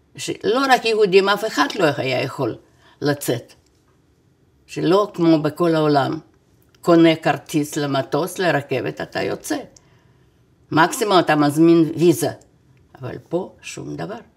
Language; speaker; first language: Hebrew; non-native, fluent; Russian